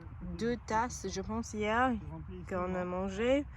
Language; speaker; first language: French; non-native, learner; English